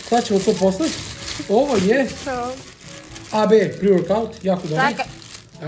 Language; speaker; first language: Croatian; native; Croatian